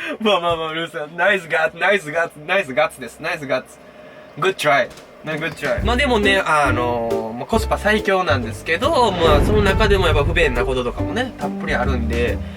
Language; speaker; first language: Japanese; native; Japanese